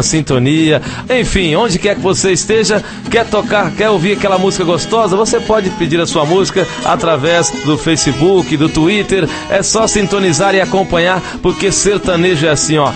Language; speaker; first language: Portuguese; native; Portuguese